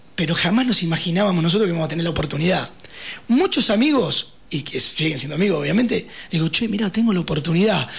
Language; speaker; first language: Spanish; native; Spanish